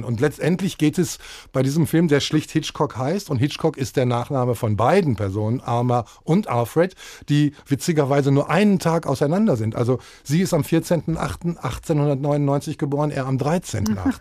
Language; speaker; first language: German; native; German